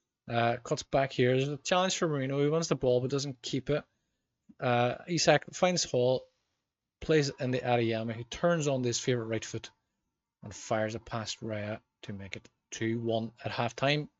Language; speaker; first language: English; native; English